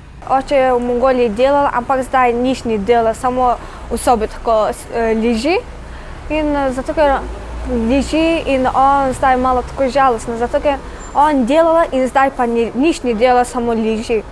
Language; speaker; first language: Slovenian; non-native, learner; Mongolian